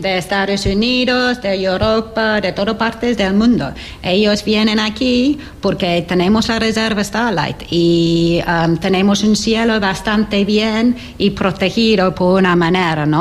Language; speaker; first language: Spanish; non-native, learner; English